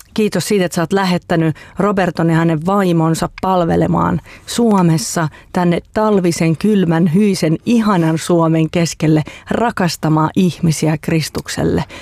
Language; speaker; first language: Finnish; native; Finnish